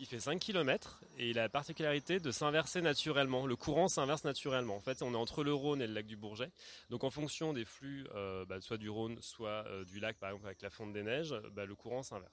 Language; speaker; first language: French; native; French